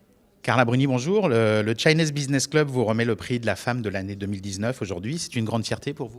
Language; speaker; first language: French; native; French